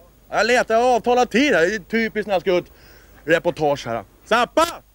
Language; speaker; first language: Swedish; native; Swedish